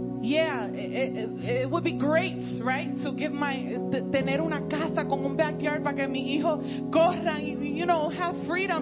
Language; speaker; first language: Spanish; early bilingual, heritage; Spanish